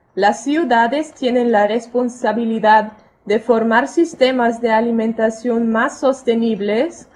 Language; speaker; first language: Spanish; non-native, fluent; German